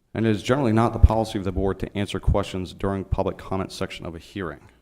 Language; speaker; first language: English; native; English